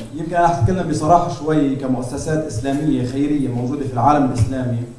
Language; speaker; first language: Arabic; native; Arabic